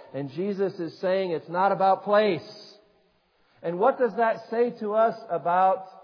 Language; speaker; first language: English; native; English